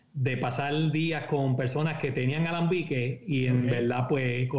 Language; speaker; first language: Spanish; native; Spanish